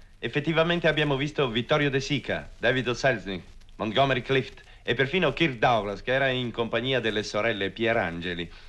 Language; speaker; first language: Italian; native; Italian